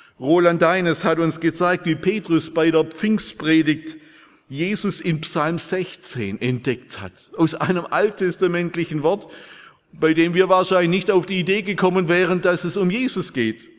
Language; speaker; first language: German; native; German